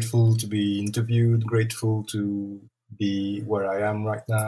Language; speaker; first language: English; non-native, fluent; French